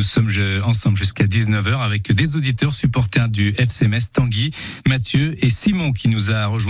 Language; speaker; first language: French; native; French